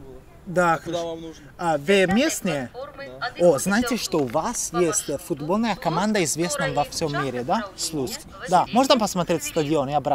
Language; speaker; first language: Russian; non-native, learner; Italian